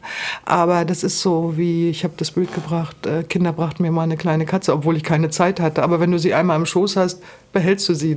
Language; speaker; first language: German; native; German